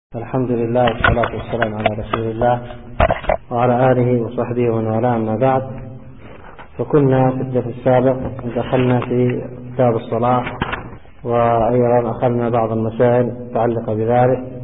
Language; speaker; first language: Arabic; native; Arabic